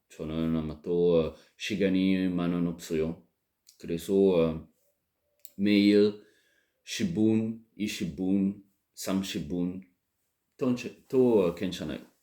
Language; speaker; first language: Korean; non-native, learner; French